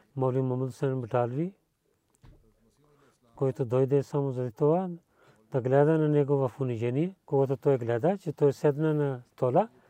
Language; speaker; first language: Bulgarian; non-native, learner; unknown